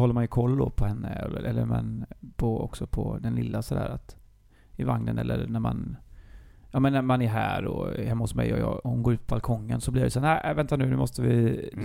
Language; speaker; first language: Swedish; native; Swedish